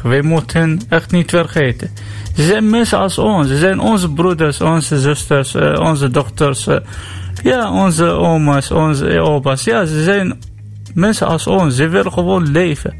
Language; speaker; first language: Dutch; non-native, learner; Arabic